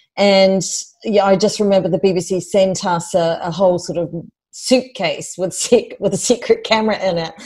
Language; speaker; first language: English; native; English